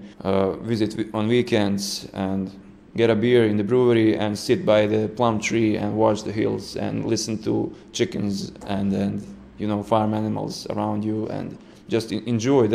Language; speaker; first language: English; non-native, fluent; Serbian